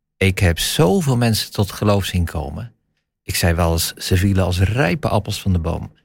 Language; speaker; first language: Dutch; native; Dutch